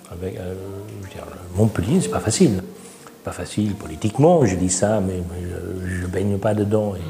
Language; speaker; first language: French; non-native, fluent; English